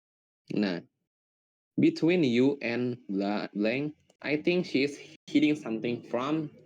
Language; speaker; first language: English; non-native, learner; Indonesian